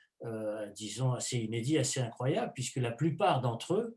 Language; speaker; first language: French; native; French